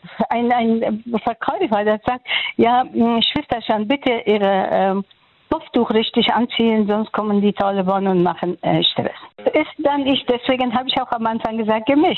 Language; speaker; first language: German; non-native, fluent; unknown